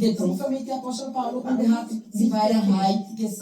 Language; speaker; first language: German; non-native, learner; Portuguese